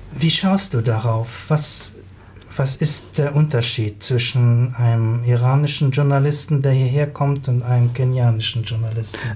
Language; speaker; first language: German; native; German